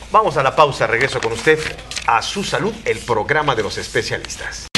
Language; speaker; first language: Spanish; native; Spanish